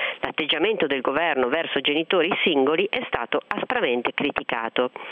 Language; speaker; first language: Italian; native; Italian